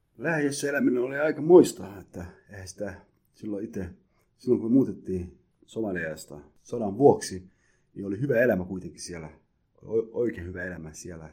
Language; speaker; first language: Finnish; early bilingual, other home language; Somali